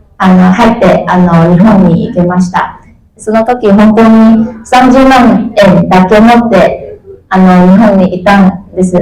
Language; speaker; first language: Japanese; non-native, fluent; Chinese